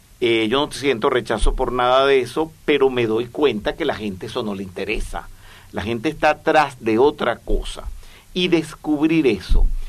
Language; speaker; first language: Spanish; native; Spanish